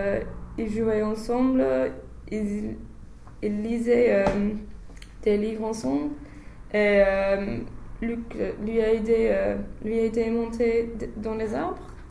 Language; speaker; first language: French; non-native, learner; English